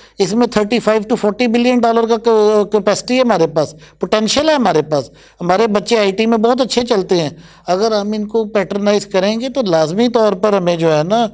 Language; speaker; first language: Urdu; non-native, local second language; Punjabi